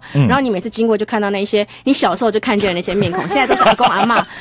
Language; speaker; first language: Chinese; native; Chinese